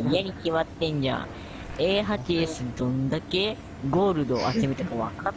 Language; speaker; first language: Japanese; native; Japanese